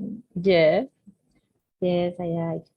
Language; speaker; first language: English; non-native, learner; Spanish